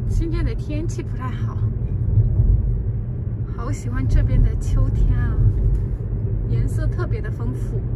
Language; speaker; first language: Chinese; native; Chinese